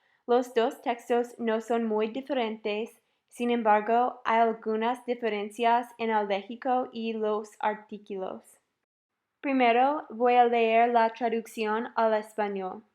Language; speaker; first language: Spanish; non-native, fluent; English